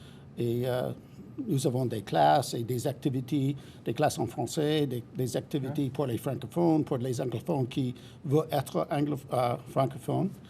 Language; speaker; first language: French; non-native, fluent; English